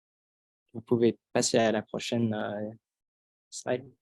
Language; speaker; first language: French; non-native, fluent; English